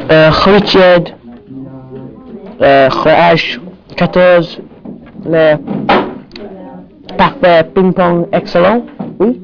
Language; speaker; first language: French; non-native, learner; English